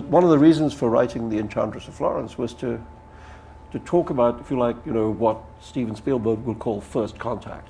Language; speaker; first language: English; non-native, local second language; Urdu